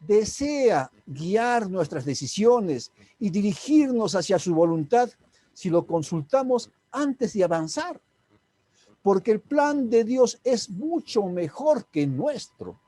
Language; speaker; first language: Spanish; native; Spanish